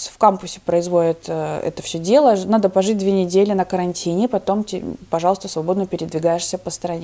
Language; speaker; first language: Russian; native; Russian